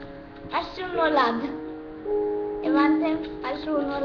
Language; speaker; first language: Hebrew; early bilingual, other home language; Russian